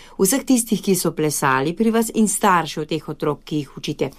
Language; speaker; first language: Slovenian; native; Slovenian